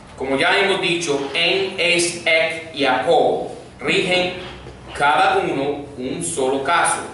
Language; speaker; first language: Spanish; non-native, fluent; English